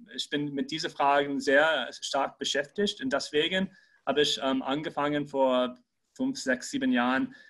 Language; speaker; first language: German; non-native, fluent; English